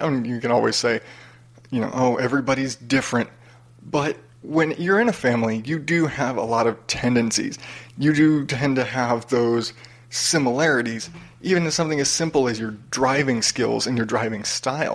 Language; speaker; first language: English; native; English